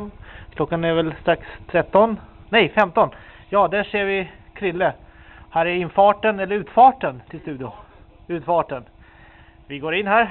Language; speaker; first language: Swedish; native; Swedish